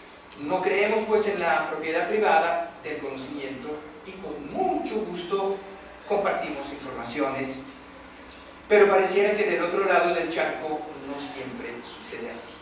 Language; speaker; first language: Spanish; non-native, fluent; French